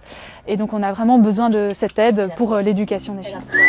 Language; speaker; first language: French; native; French